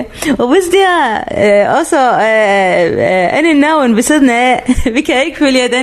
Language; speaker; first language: Danish; non-native, learner; Arabic